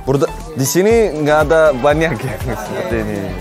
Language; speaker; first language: Indonesian; non-native, fluent; Turkish